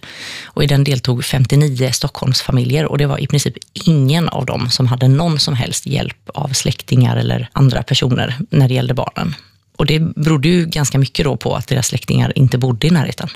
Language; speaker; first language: Swedish; native; Swedish